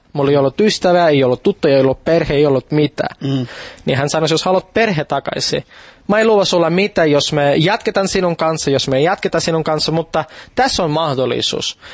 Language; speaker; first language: Finnish; non-native, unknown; Russian